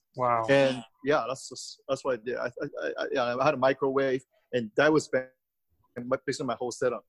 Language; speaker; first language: English; early bilingual, other home language; Chinese